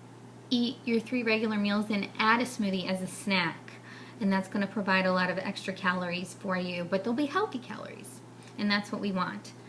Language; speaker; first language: English; native; English